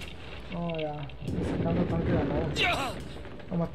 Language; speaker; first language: Spanish; native; Spanish